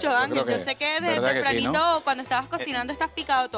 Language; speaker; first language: Spanish; native; Spanish